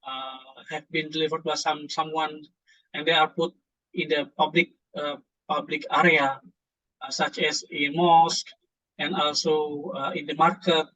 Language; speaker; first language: English; non-native, fluent; Indonesian